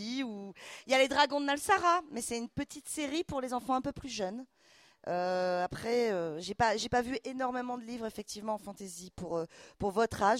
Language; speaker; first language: French; native; French